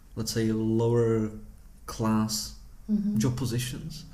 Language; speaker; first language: English; early bilingual, heritage; Czech